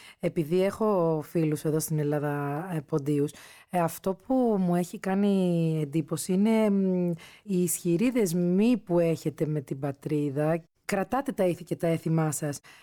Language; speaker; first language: Greek; native; Greek